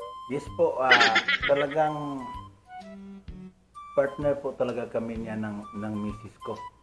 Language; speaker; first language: Filipino; non-native, local second language; Cebuano